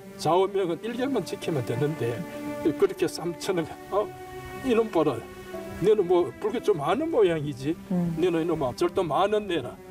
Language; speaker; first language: Korean; native; Korean